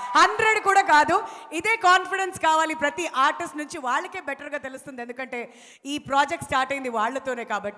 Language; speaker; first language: Telugu; native; Telugu